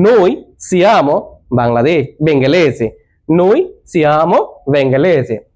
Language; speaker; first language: Italian; non-native, learner; Bangla